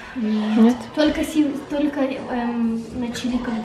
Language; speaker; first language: Russian; early bilingual, heritage; Russian